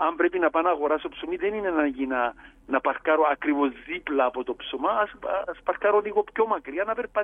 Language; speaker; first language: Greek; native; Greek